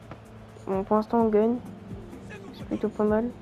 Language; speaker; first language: French; native; French